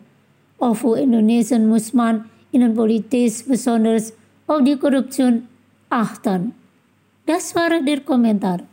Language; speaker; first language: German; non-native, fluent; Indonesian